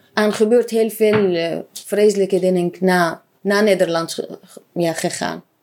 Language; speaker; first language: Dutch; non-native, learner; Arabic